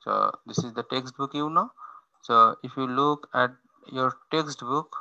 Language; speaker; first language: English; non-native, local second language; Bangla